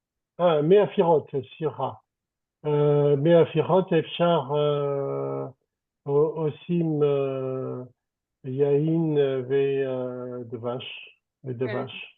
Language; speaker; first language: Hebrew; non-native, learner; French